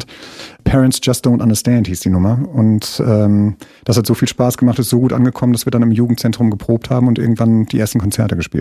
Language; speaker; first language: German; native; German